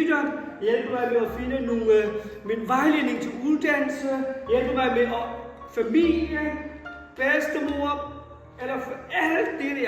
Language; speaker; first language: Danish; non-native, fluent; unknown